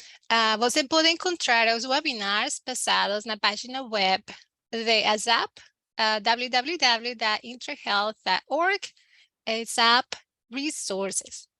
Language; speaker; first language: Portuguese; non-native, learner; Spanish